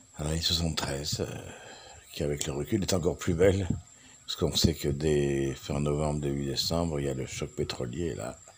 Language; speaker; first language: French; native; French